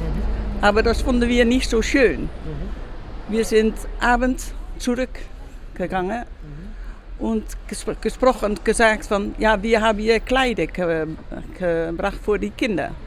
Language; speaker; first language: German; non-native, learner; Dutch